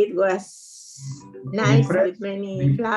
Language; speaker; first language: English; non-native, learner; Spanish